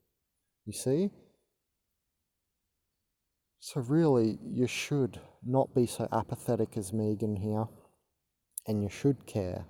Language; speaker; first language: English; native; English